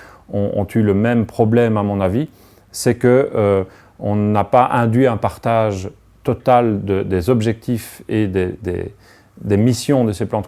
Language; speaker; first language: French; native; French